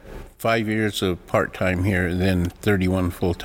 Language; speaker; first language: English; early bilingual, other home language; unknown